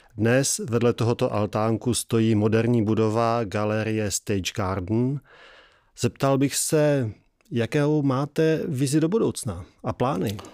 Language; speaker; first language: Czech; native; Czech